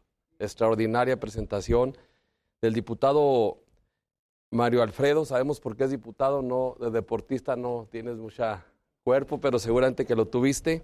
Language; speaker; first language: Spanish; native; Spanish